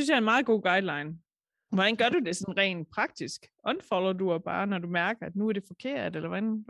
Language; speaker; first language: Danish; native; Danish